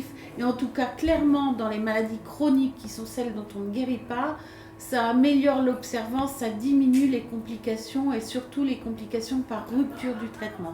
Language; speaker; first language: French; native; French